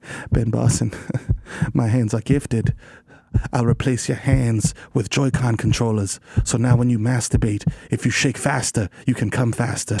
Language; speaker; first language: English; early bilingual, other home language; Spanish